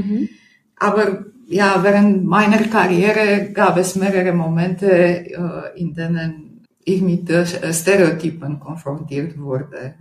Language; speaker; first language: German; non-native, fluent; Romanian